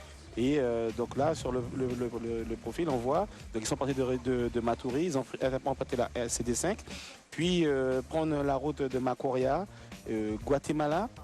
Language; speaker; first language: French; native; French